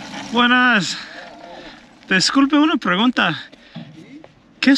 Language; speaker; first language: Spanish; non-native, learner; English